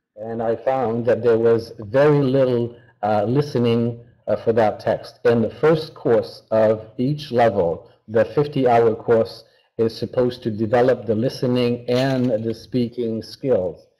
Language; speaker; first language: English; non-native, fluent; French